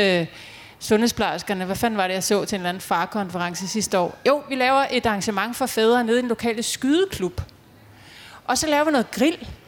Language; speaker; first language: Danish; native; Danish